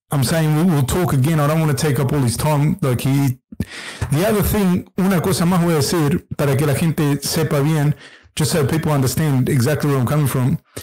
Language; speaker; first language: English; early bilingual, other home language; Spanish